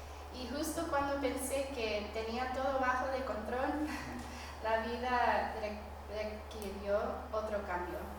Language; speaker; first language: Spanish; non-native, fluent; English